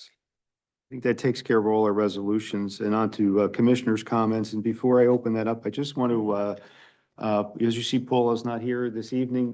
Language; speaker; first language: English; native; English